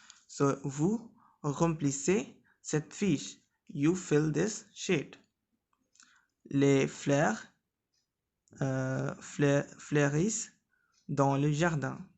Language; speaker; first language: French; non-native, learner; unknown